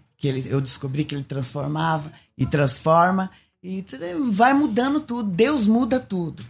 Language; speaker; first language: Portuguese; native; Portuguese